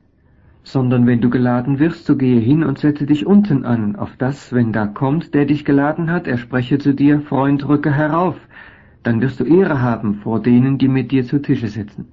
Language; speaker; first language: German; native; German